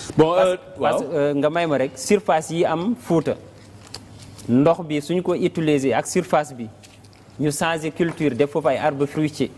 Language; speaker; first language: Wolof; native; Wolof